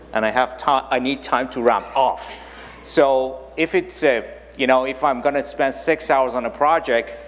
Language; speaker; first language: English; non-native, fluent; German